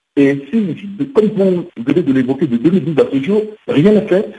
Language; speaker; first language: French; non-native, local second language; Sango